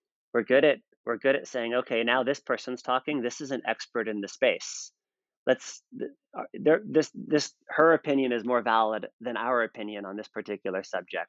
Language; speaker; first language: English; native; English